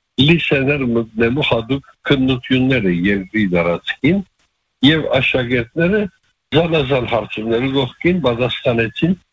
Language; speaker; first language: Armenian; early bilingual, heritage; Armenian